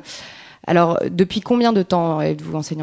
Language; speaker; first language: French; native; French